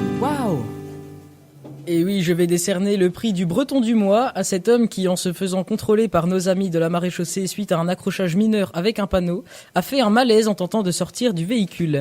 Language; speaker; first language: French; native; French